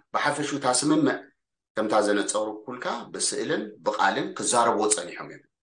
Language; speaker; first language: Tigrinya; early bilingual, heritage; Tigrinya